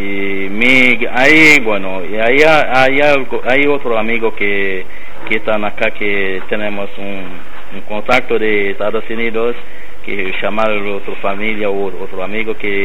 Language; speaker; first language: Spanish; non-native, learner; Haitian Creole